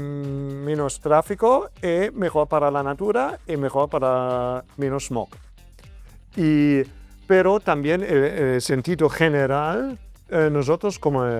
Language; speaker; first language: Spanish; non-native, fluent; German